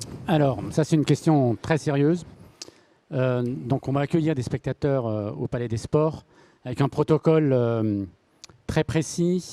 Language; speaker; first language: French; native; French